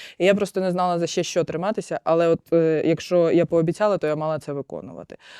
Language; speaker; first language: Ukrainian; non-native, local second language; Russian